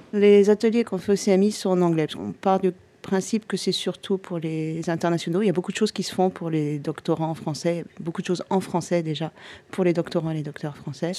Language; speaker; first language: French; native; French